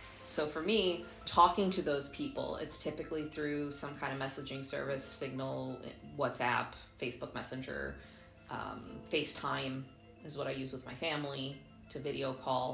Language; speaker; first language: English; native; English